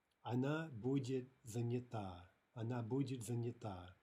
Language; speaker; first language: Russian; non-native, fluent; English